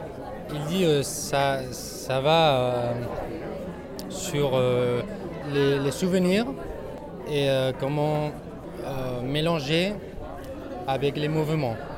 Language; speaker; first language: French; non-native, learner; Spanish